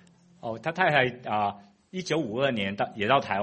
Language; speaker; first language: Chinese; non-native, fluent; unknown